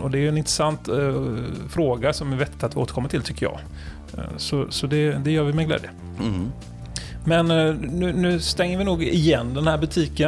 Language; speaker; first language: Swedish; native; Swedish